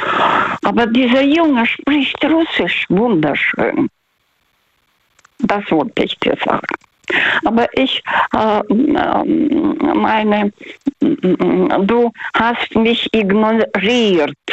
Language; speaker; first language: German; non-native, fluent; Russian